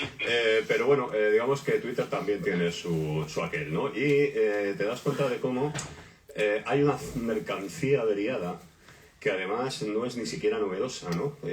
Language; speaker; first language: Spanish; native; Spanish